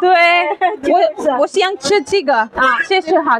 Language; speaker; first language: Chinese; non-native, learner; Tamil